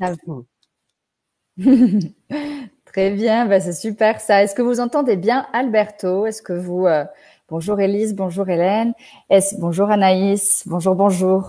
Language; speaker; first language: French; native; French